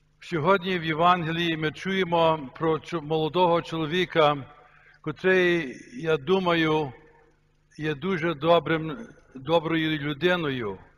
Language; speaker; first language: Ukrainian; early bilingual, heritage; Ukrainian